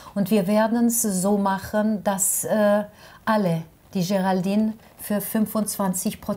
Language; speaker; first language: German; non-native, fluent; French